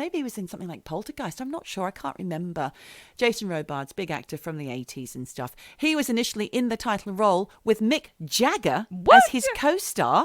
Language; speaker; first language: English; native; English